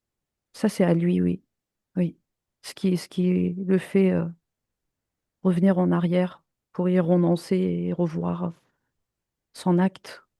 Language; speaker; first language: French; native; French